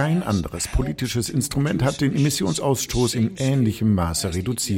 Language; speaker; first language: German; native; German